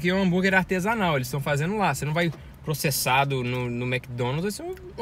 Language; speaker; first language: Portuguese; native; Portuguese